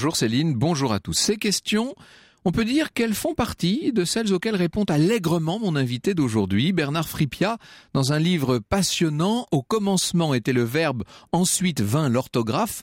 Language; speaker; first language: French; native; French